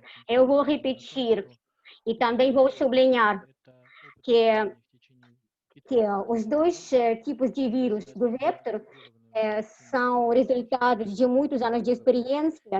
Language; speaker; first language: Portuguese; non-native, fluent; Russian